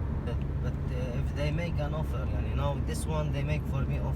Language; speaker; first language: English; non-native, learner; Arabic